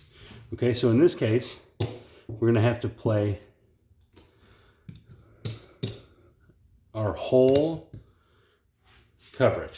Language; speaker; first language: English; native; English